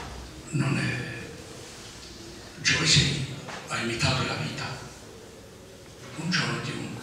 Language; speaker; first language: Italian; non-native, fluent; Albanian